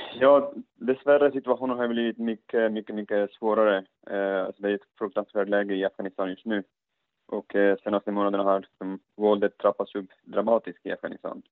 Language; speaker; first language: Swedish; non-native, fluent; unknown